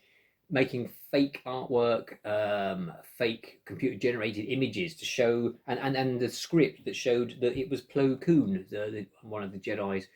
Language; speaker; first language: English; native; English